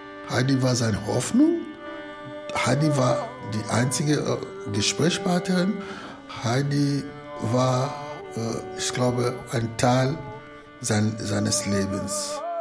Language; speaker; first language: German; non-native, fluent; Lingala